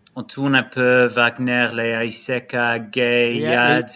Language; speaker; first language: French; early bilingual, heritage; English